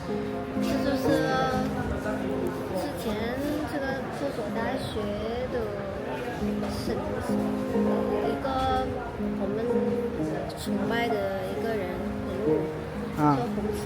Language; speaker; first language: Chinese; non-native, fluent; Vietnamese